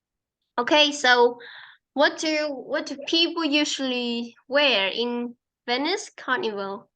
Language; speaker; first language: English; non-native, fluent; Vietnamese